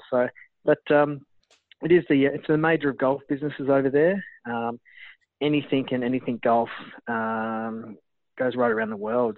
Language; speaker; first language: English; native; English